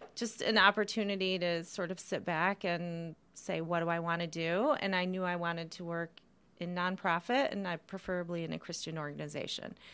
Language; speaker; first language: English; native; English